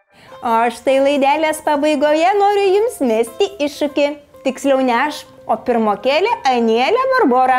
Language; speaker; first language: Lithuanian; native; Lithuanian